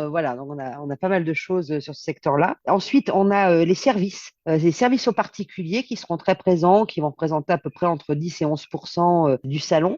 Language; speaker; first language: French; native; French